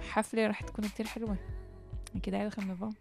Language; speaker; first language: Hebrew; non-native, local second language; Arabic